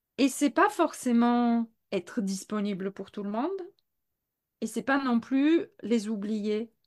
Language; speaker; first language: French; non-native, fluent; Polish